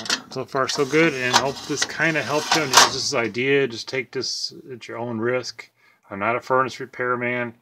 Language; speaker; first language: English; native; English